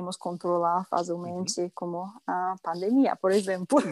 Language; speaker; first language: Portuguese; non-native, learner; English